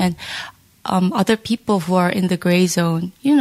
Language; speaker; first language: English; native; English